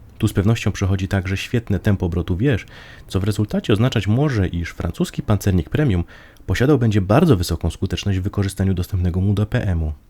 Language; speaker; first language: Polish; native; Polish